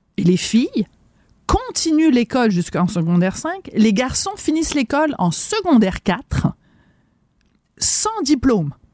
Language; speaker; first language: French; native; French